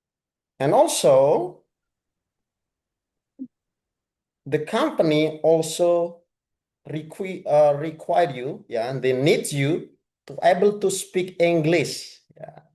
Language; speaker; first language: English; non-native, fluent; Indonesian